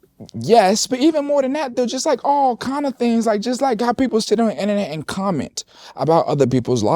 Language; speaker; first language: English; native; English